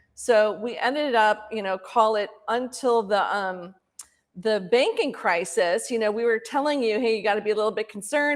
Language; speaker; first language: English; native; English